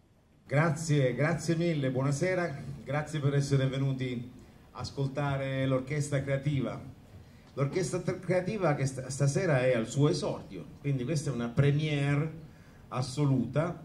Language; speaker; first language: Italian; native; Italian